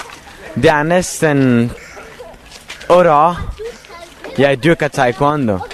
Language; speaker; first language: Danish; non-native, learner; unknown